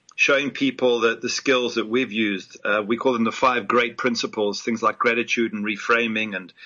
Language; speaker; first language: English; native; English